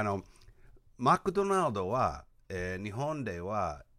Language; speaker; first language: Japanese; non-native, learner; English